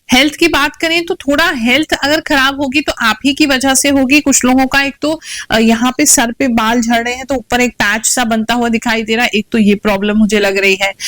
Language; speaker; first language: Hindi; native; Hindi